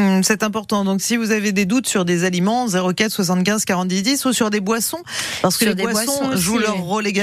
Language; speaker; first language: French; native; French